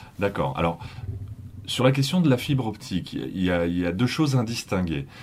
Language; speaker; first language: French; native; French